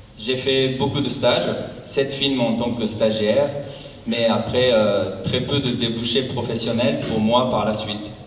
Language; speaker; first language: French; non-native, fluent; Japanese